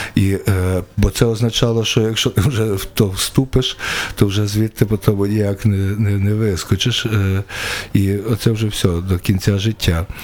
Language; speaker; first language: Ukrainian; native; Ukrainian